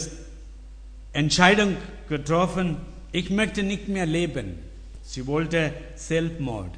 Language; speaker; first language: German; non-native, learner; Tamil